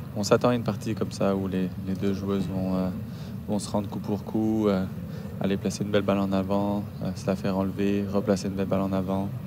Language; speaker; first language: French; native; French